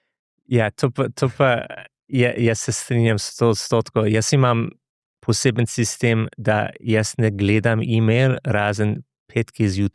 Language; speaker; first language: Slovenian; non-native, fluent; English